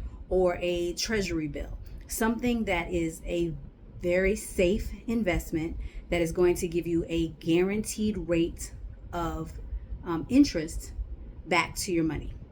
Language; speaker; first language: English; native; English